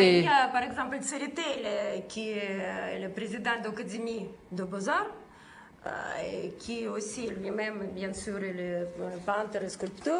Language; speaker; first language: French; non-native, fluent; Russian